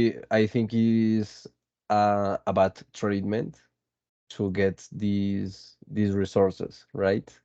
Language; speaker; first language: English; non-native, fluent; Spanish